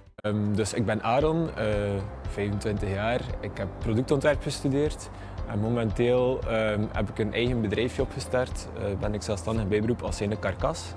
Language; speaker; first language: Dutch; native; Dutch